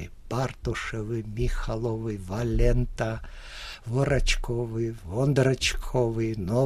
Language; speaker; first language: Czech; early bilingual, heritage; Czech